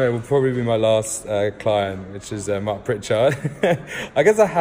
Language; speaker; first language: English; native; English